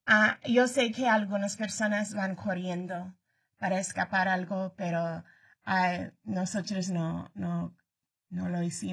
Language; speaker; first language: Spanish; early bilingual, heritage; Spanish